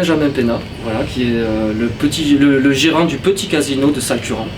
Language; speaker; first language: French; native; French